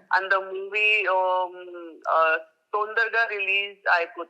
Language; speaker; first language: Telugu; non-native, learner; Gujarati